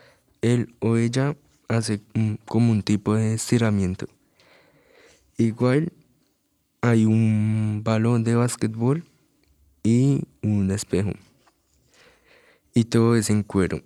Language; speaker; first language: Spanish; non-native, learner; French